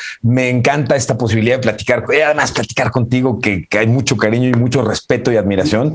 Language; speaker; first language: Spanish; native; Spanish